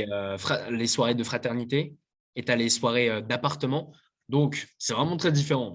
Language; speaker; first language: French; native; French